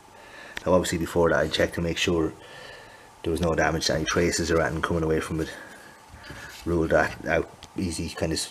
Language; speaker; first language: English; native; English